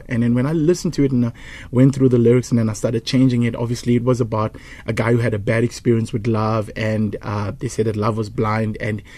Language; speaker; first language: English; non-native, local second language; Zulu